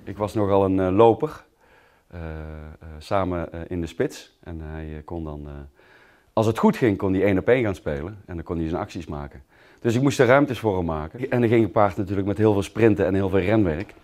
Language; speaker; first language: Dutch; native; Dutch